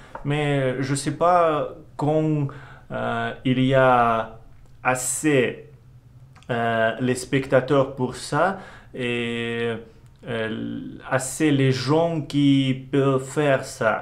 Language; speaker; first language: French; non-native, learner; Russian